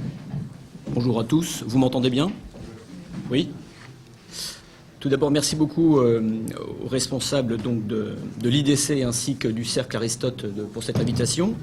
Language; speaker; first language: French; native; French